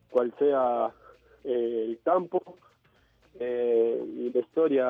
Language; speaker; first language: Italian; non-native, fluent; Spanish